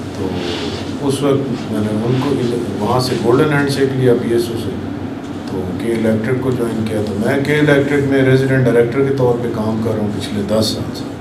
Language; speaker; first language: Urdu; non-native, local second language; Saraiki